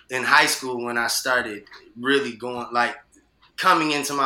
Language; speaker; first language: English; native; English